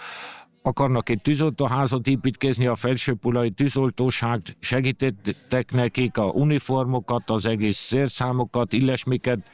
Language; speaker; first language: Hungarian; early bilingual, heritage; Hungarian